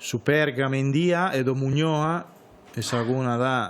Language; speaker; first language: Basque; non-native, fluent; Italian